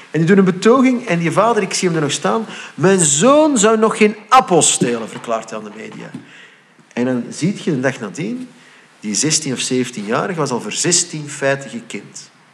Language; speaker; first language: Dutch; native; Dutch